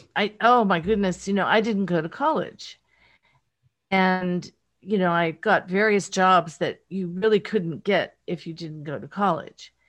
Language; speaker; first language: English; native; English